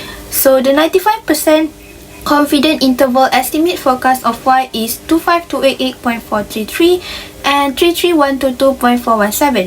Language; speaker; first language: English; non-native, local second language; Malay